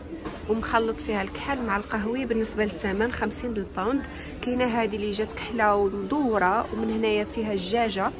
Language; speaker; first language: Arabic; native; Arabic